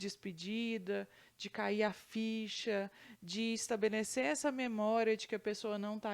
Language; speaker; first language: Portuguese; native; Portuguese